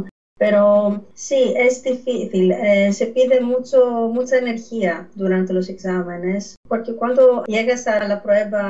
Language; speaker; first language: Spanish; non-native, fluent; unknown